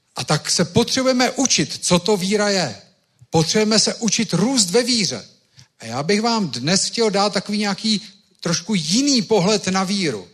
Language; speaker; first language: Czech; native; Czech